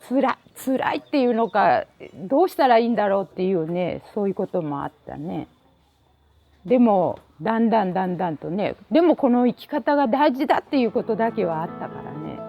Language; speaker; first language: Japanese; native; Japanese